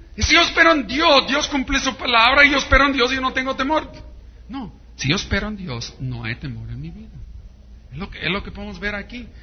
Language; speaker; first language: Spanish; early bilingual, heritage; Spanish